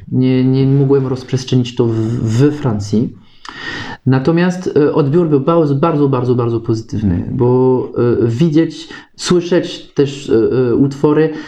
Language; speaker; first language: Polish; non-native, fluent; French